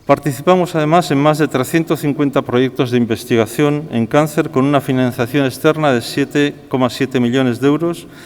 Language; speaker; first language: Spanish; native; Spanish